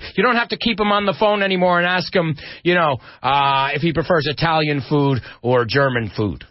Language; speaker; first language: English; native; English